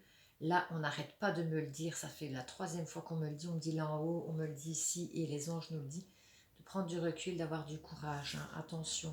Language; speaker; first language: French; native; French